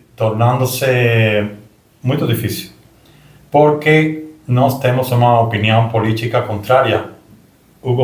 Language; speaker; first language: Portuguese; non-native, learner; Spanish